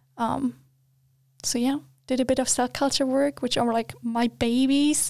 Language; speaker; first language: English; non-native, fluent; German